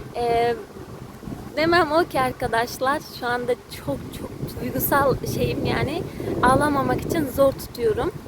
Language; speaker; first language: Turkish; early bilingual, heritage; Uzbek